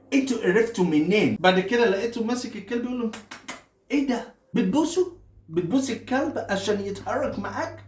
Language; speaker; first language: Egyptian Arabic; non-native, fluent; English